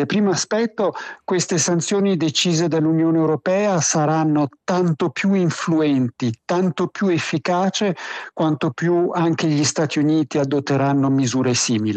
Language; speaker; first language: Italian; native; Italian